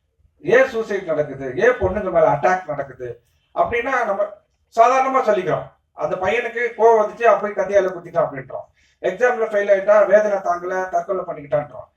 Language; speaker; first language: Tamil; native; Tamil